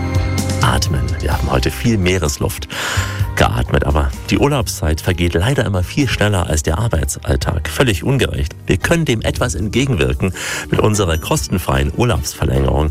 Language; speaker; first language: German; native; German